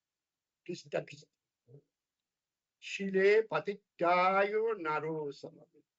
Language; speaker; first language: English; non-native, fluent; Bangla